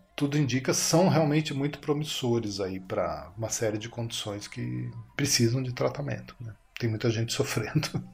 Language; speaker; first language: Portuguese; native; Portuguese